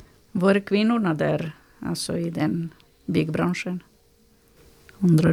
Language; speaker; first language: Swedish; non-native, learner; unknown